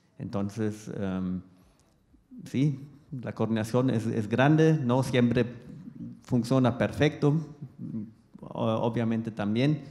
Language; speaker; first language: Spanish; non-native, fluent; German